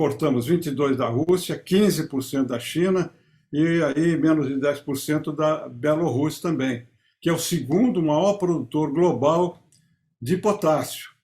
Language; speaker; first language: Portuguese; native; Portuguese